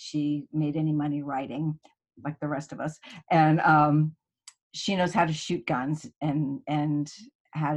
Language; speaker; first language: English; native; English